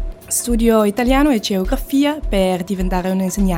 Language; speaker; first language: Italian; non-native, fluent; German